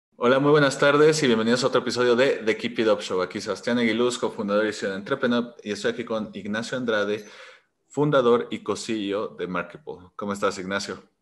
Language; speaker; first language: Spanish; native; Spanish